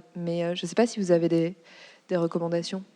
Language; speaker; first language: French; native; French